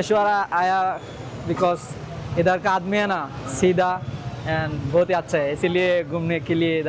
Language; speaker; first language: Hindi; non-native, learner; Bangla